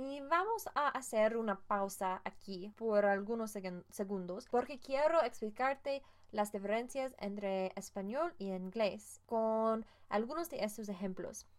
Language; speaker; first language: Spanish; non-native, fluent; English